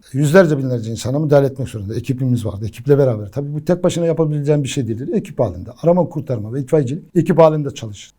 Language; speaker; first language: Turkish; native; Turkish